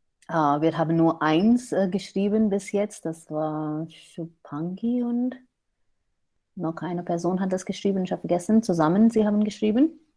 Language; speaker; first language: German; non-native, fluent; Hindi